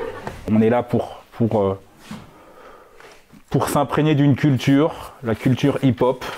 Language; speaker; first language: French; native; French